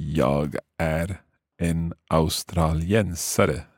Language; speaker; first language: Swedish; non-native, learner; English